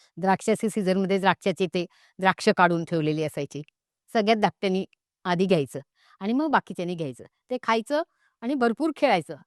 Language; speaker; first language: Marathi; non-native, local second language; Konkani